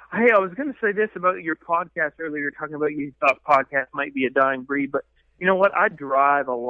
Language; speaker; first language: English; native; English